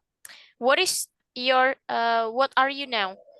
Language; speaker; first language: English; non-native, fluent; Indonesian